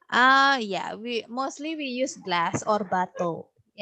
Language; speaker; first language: English; non-native, fluent; Indonesian